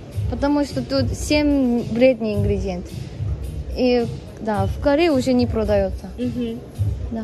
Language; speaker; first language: Russian; non-native, learner; Korean